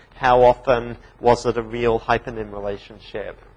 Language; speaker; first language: English; native; English